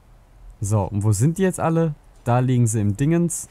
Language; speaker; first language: German; native; German